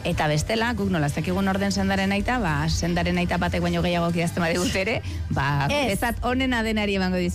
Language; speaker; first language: Basque; native; Basque